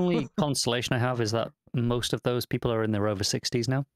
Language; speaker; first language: English; native; English